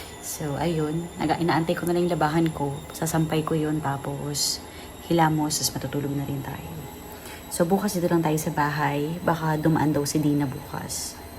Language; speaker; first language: Filipino; native; Filipino